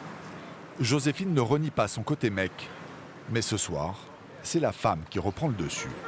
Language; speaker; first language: French; native; French